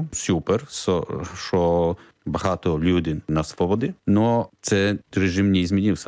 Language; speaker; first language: Ukrainian; non-native, learner; Polish